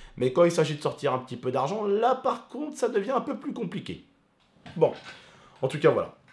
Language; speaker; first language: French; early bilingual, other home language; Arabic